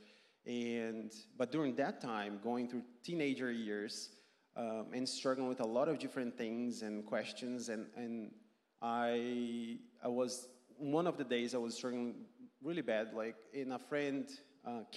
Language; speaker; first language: English; non-native, fluent; Portuguese